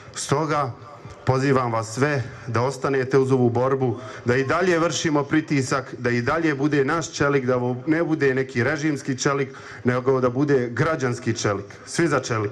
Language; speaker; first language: Croatian; native; Croatian